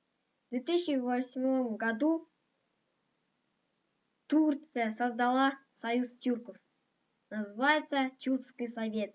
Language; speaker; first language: Russian; non-native, local second language; Kazakh